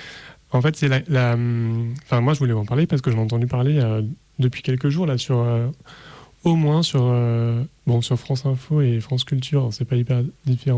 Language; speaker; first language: French; native; French